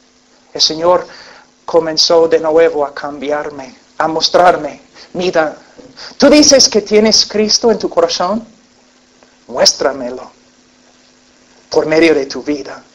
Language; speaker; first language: Spanish; non-native, fluent; English